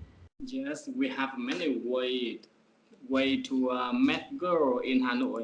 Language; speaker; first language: English; non-native, learner; Vietnamese